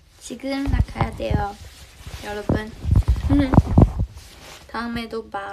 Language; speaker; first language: Korean; non-native, fluent; Chinese